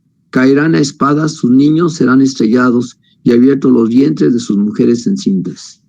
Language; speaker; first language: Spanish; native; Spanish